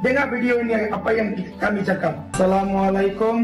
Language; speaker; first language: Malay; non-native, learner; Bangla